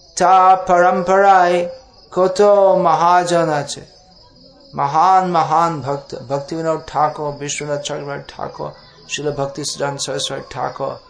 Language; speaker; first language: Bangla; non-native, fluent; English